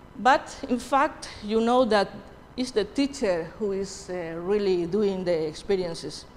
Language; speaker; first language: English; non-native, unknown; Spanish